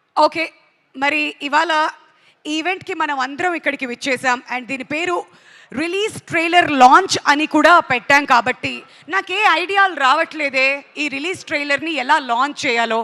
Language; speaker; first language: Telugu; native; Telugu